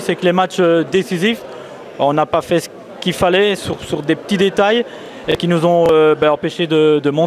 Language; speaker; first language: French; native; French